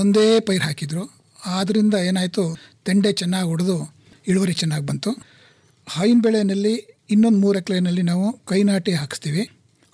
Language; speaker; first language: Kannada; native; Kannada